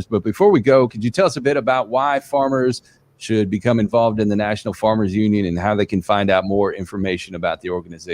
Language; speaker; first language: English; native; English